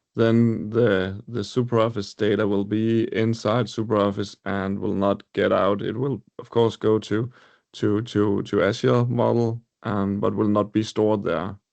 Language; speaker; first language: English; non-native, fluent; Danish